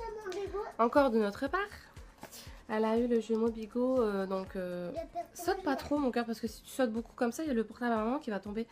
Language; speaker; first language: French; native; French